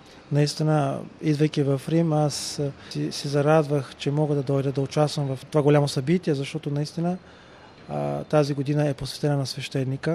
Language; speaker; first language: Bulgarian; native; Bulgarian